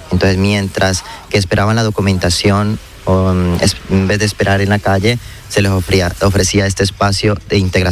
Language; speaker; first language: Spanish; native; Spanish